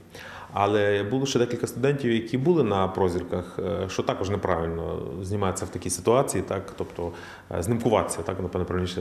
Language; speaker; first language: Ukrainian; native; Ukrainian